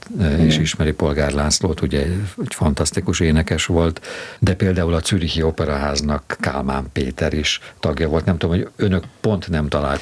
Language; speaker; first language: Hungarian; native; Hungarian